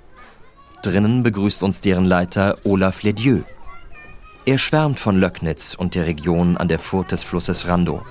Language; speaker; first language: German; native; German